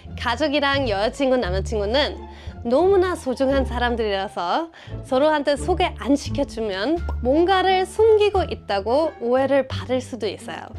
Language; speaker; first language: Korean; non-native, fluent; German